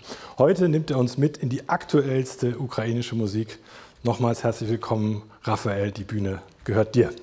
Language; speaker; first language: German; native; German